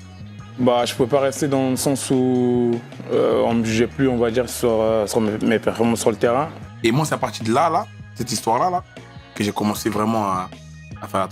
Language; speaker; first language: French; native; French